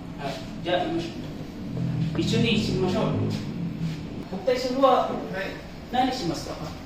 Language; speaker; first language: Japanese; non-native, learner; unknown